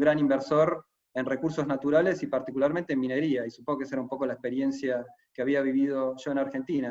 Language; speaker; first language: Spanish; native; Spanish